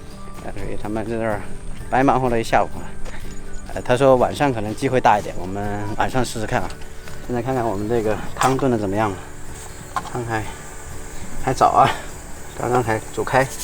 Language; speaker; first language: Chinese; native; Chinese